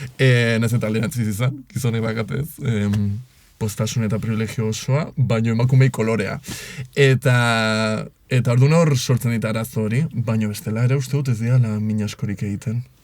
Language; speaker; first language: Basque; native; Basque